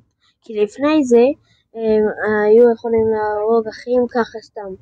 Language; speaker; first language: Hebrew; early bilingual, heritage; French